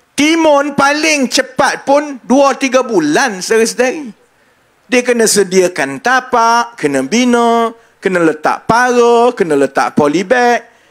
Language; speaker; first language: Malay; native; Malay